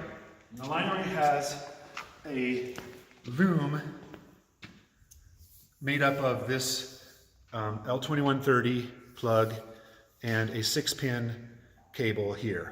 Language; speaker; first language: English; native; English